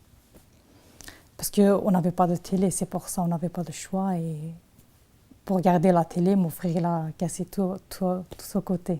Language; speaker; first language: French; non-native, learner; Turkish